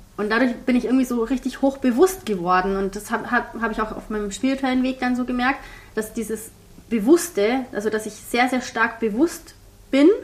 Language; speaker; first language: German; early bilingual, heritage; German